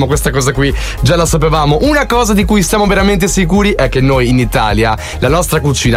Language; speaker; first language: Italian; native; Italian